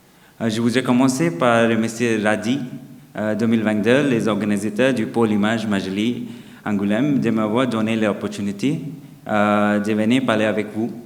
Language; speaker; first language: French; non-native, fluent; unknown